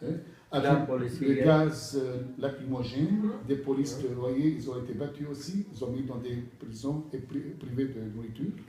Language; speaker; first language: French; non-native, fluent; Arabic